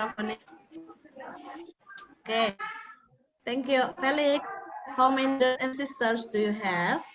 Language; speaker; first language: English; non-native, fluent; Indonesian